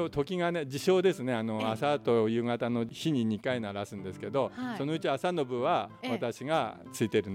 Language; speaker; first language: Japanese; native; Japanese